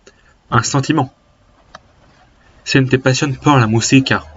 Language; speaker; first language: Spanish; non-native, learner; French